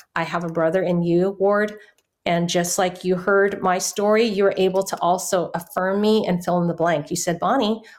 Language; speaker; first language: English; early bilingual, other home language; Chinese